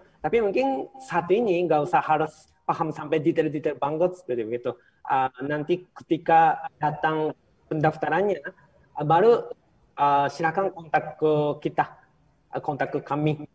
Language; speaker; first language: Indonesian; non-native, fluent; Japanese